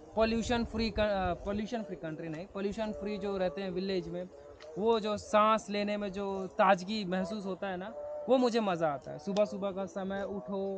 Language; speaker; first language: Hindi; native; Hindi